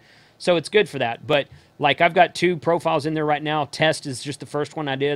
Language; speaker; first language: English; native; English